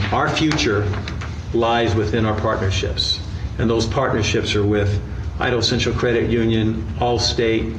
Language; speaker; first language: English; native; English